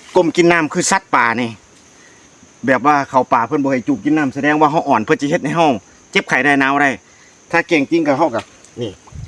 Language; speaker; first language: Thai; native; Thai